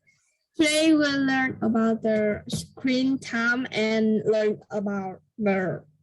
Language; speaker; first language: English; non-native, learner; Vietnamese